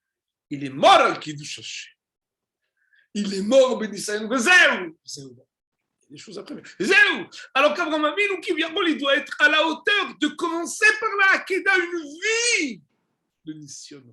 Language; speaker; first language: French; native; French